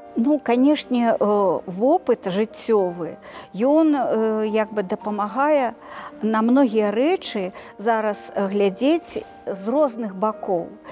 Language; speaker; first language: Belarusian; native; Belarusian